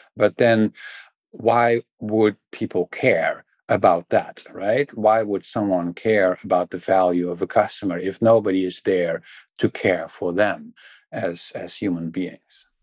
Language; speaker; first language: English; non-native, fluent; Dutch